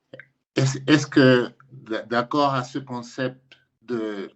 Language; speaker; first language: French; non-native, fluent; Spanish